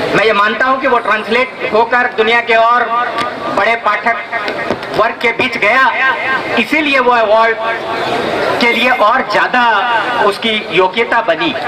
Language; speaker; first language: Hindi; non-native, local second language; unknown